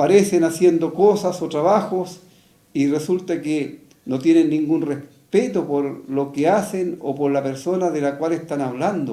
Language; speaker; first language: Spanish; native; Spanish